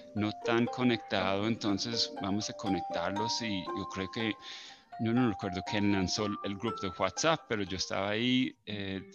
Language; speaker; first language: Spanish; non-native, fluent; English